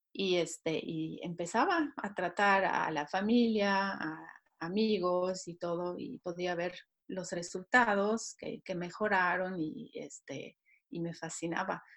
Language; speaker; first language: Spanish; non-native, fluent; Swiss German